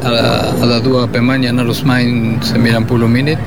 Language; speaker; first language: Indonesian; non-native, fluent; Spanish